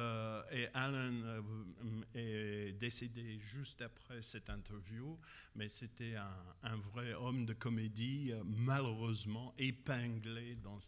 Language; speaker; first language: French; non-native, fluent; English